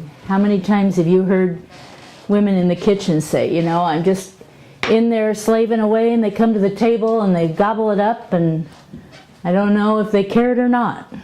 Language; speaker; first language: English; native; English